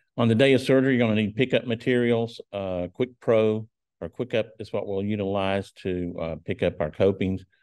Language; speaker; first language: English; native; English